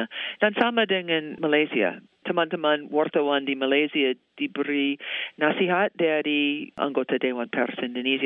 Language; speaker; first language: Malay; non-native, fluent; English